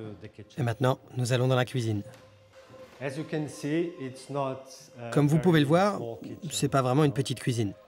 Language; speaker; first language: French; non-native, fluent; Portuguese